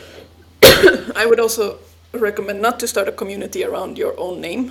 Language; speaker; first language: English; non-native, fluent; Finnish